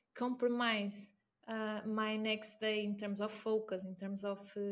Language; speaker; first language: English; non-native, fluent; Portuguese